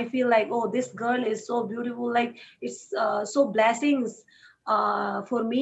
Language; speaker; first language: English; non-native, local second language; Hindi